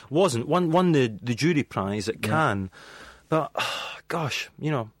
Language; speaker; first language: English; native; English